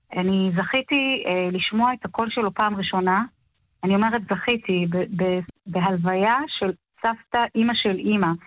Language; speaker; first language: Hebrew; early bilingual, other home language; Amharic